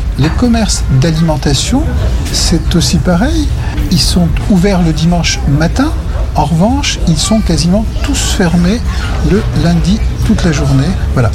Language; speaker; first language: French; native; French